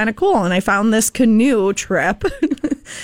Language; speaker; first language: English; native; English